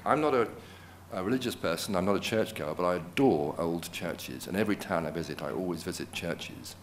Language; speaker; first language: English; native; English